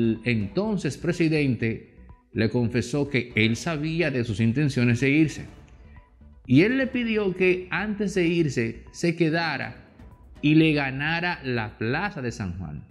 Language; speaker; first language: Spanish; native; Spanish